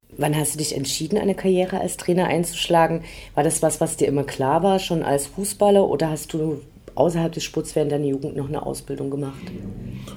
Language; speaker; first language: German; native; German